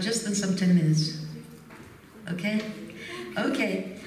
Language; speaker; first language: English; non-native, fluent; Ukrainian